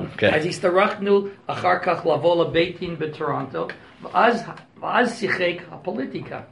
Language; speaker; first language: Hebrew; non-native, fluent; English